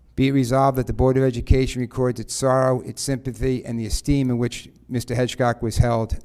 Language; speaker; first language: English; native; English